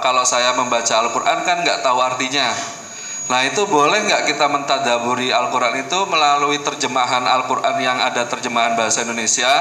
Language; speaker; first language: Indonesian; native; Indonesian